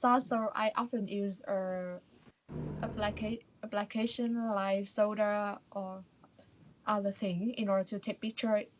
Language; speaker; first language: English; non-native, learner; Vietnamese